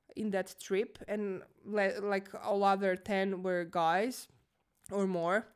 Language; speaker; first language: English; non-native, fluent; Croatian